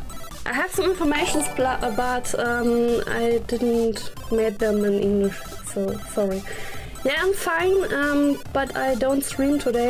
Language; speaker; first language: English; non-native, learner; German